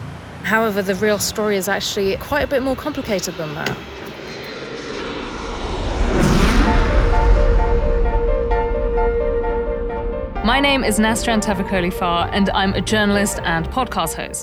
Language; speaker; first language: English; native; English